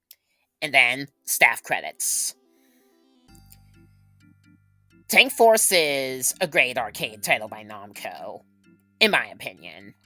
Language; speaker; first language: English; native; English